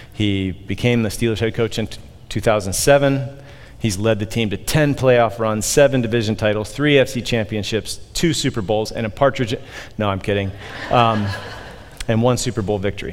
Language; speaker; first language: English; native; English